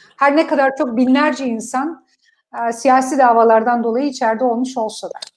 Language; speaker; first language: Turkish; non-native, fluent; Kurdish